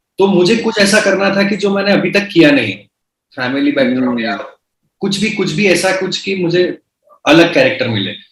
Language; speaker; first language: Hindi; non-native, local second language; Gujarati